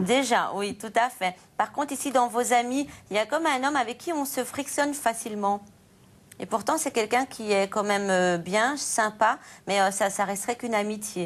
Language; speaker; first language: French; native; French